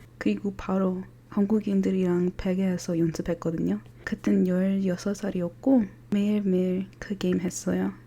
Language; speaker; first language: Korean; non-native, fluent; English